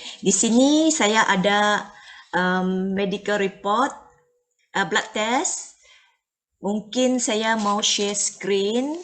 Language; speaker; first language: Malay; non-native, local second language; Chinese